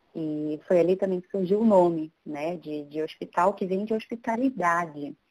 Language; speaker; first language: Portuguese; native; Portuguese